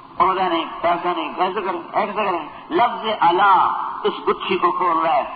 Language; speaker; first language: Urdu; non-native, local second language; Punjabi